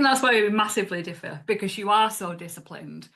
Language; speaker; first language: English; native; English